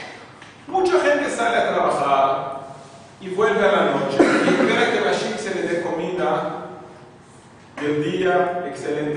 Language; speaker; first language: Spanish; non-native, fluent; Portuguese